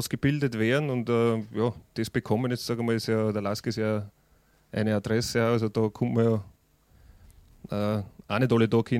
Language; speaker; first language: German; native; German